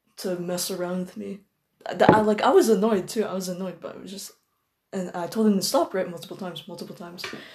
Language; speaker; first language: English; non-native, local second language; Filipino